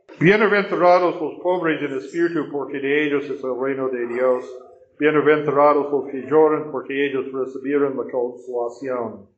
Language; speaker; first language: Spanish; non-native, fluent; English